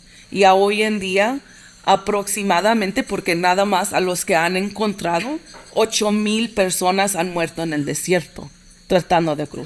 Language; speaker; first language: Spanish; early bilingual, heritage; Spanish